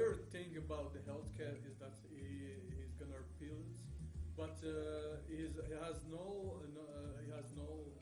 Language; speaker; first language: English; non-native, fluent; Arabic